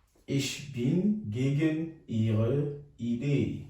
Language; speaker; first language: German; non-native, fluent; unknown